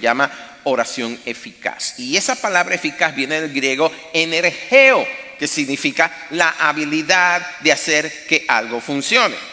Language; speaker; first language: Spanish; native; Spanish